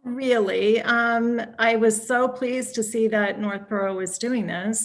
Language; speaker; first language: English; native; English